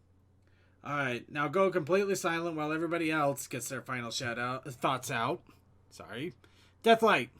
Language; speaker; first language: English; native; English